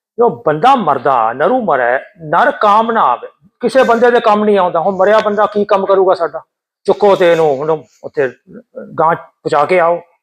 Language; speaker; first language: Punjabi; early bilingual, heritage; Punjabi